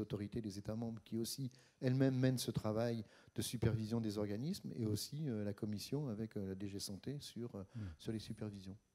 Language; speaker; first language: French; native; French